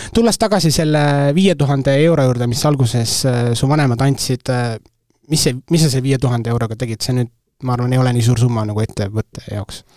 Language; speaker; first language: Estonian; native; Estonian